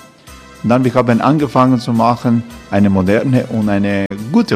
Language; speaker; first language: German; non-native, learner; Croatian